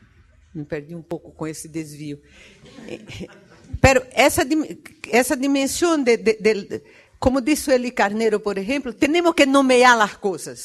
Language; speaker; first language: Spanish; non-native, fluent; Portuguese